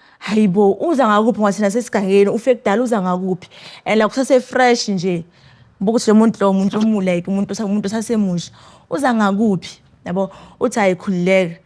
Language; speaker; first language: Zulu; non-native, local second language; Tsonga